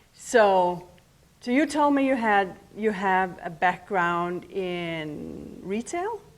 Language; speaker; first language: English; non-native, fluent; Danish